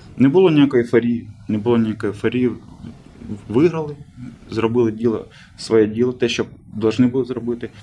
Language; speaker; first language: Ukrainian; native; Ukrainian